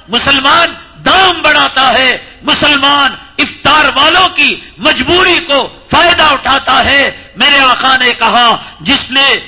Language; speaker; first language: Urdu; native; Urdu